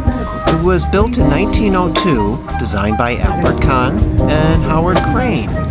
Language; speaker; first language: English; native; English